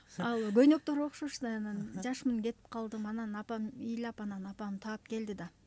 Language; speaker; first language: Kyrgyz; native; Kyrgyz